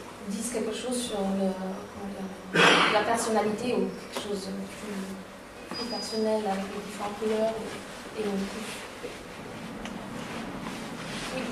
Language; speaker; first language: French; non-native, fluent; German